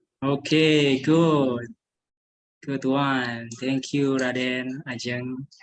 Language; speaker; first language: English; non-native, learner; Indonesian